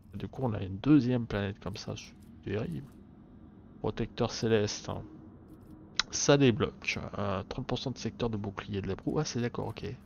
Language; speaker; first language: French; native; French